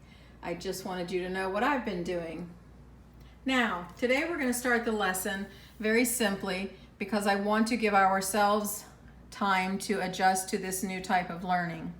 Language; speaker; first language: English; native; English